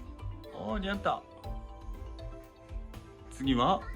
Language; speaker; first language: Japanese; native; Japanese